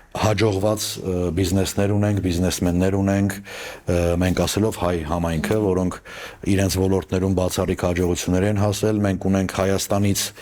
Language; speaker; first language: Armenian; native; Armenian